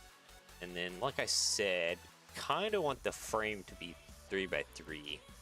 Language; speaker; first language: English; native; English